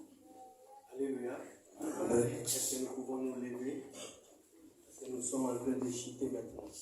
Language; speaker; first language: French; non-native, local second language; Lingala